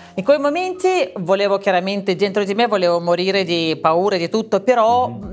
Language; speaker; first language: Italian; non-native, fluent; Russian